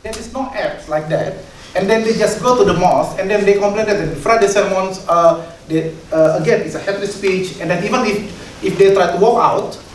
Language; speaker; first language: English; non-native, fluent; Indonesian